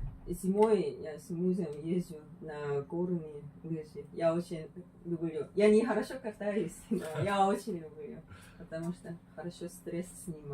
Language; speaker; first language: Russian; non-native, fluent; Korean